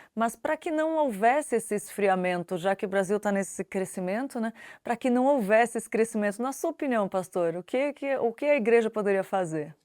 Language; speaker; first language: Portuguese; native; Portuguese